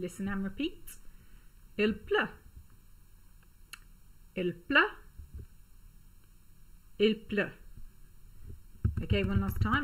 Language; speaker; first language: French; non-native, fluent; English